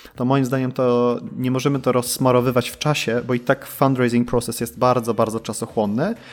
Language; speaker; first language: Polish; early bilingual, heritage; Polish